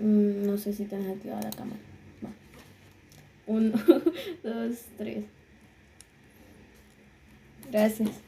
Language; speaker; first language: Spanish; native; Spanish